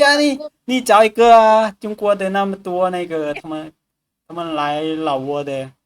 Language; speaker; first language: Chinese; non-native, fluent; Lao